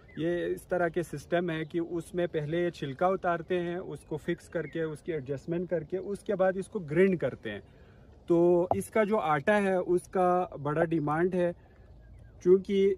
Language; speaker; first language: Urdu; non-native, local second language; Balti